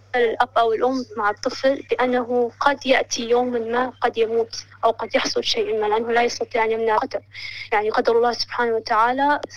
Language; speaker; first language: Arabic; non-native, local second language; Somali